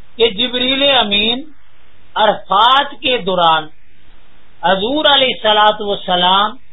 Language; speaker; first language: Urdu; native; Urdu